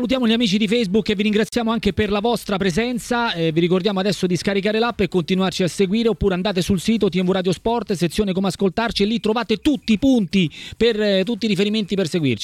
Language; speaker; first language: Italian; native; Italian